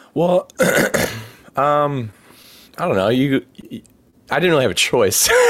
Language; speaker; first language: English; native; English